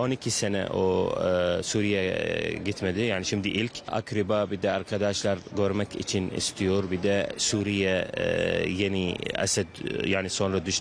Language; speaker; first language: Turkish; non-native, learner; Arabic